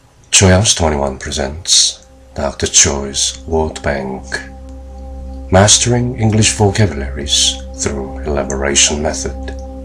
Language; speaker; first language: English; non-native, fluent; Korean